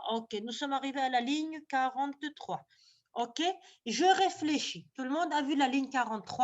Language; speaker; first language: French; non-native, local second language; Arabic